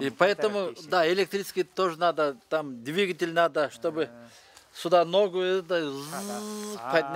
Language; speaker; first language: Russian; non-native, local second language; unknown